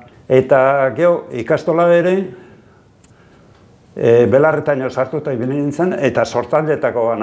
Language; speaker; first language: Basque; native; Basque